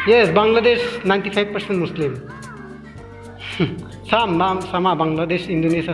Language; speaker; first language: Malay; non-native, learner; Bangla